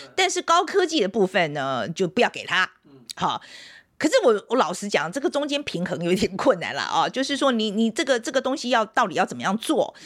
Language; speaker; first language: Chinese; native; Chinese